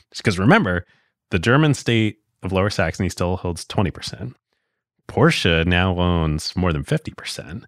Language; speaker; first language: English; native; English